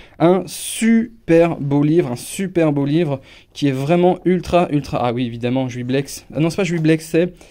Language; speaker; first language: French; non-native, fluent; English